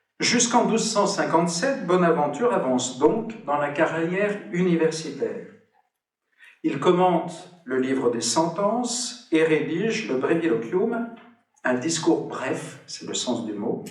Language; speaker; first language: French; native; French